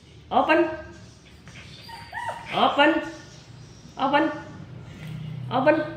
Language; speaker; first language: English; non-native, learner; Indonesian